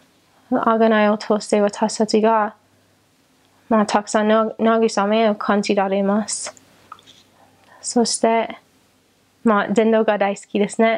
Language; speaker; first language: Japanese; non-native, learner; English